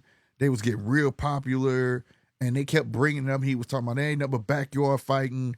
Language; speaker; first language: English; native; English